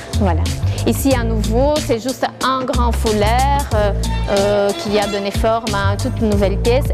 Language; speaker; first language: French; non-native, fluent; Portuguese